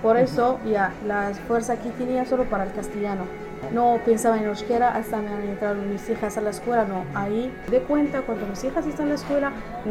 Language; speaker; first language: Spanish; non-native, learner; Arabic